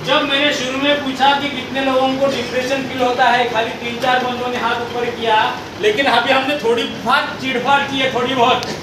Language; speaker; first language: Hindi; non-native, local second language; Marathi